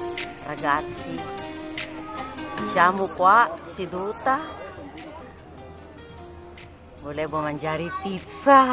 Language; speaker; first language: Italian; non-native, learner; Filipino